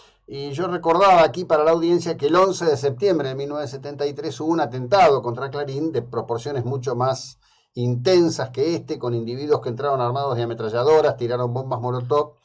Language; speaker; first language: Spanish; native; Spanish